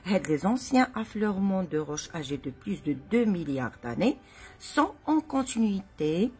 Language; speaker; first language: French; non-native, local second language; Arabic